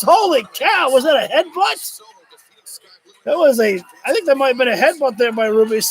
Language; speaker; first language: English; native; English